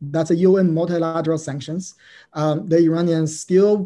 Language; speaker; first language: English; non-native, fluent; Chinese